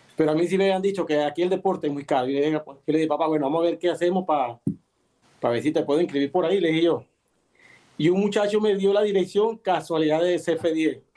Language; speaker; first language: Spanish; native; Spanish